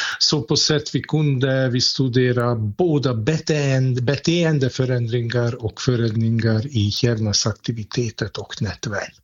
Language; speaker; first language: Swedish; non-native, fluent; Hungarian